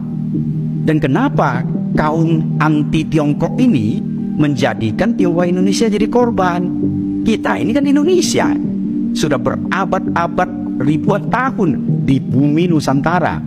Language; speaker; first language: Indonesian; native; Indonesian